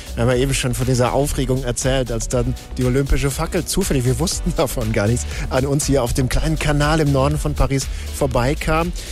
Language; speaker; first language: German; native; German